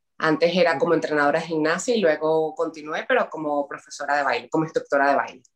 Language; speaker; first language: Spanish; native; Spanish